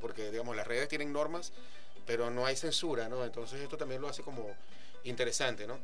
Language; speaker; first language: Spanish; native; Spanish